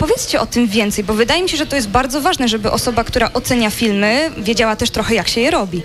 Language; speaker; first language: Polish; native; Polish